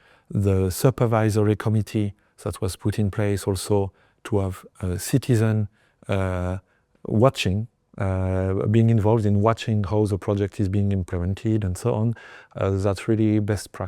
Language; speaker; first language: English; non-native, fluent; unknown